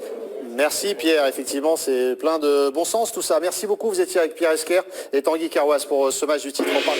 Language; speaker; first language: French; native; French